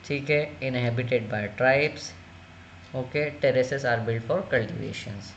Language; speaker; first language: Hindi; native; Hindi